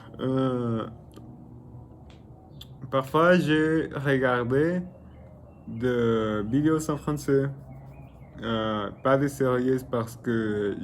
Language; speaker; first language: French; non-native, learner; Spanish